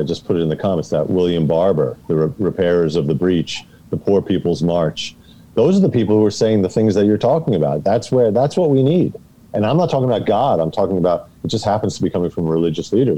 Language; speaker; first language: English; native; English